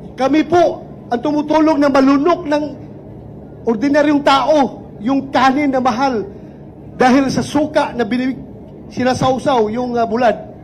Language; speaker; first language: Filipino; non-native, local second language; Cebuano